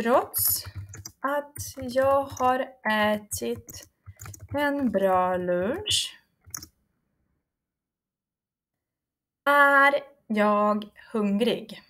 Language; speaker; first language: Swedish; non-native, fluent; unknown